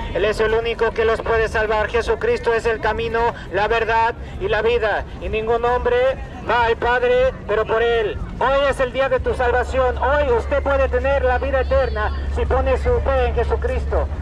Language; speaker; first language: Spanish; early bilingual, heritage; Spanish